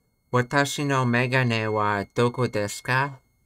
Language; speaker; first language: Japanese; non-native, learner; English